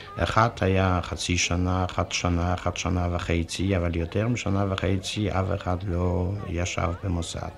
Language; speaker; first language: Hebrew; non-native, fluent; Yiddish